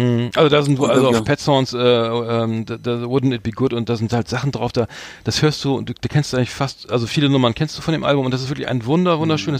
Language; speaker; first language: German; native; German